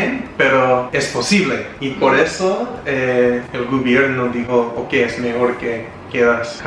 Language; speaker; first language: Spanish; non-native, learner; English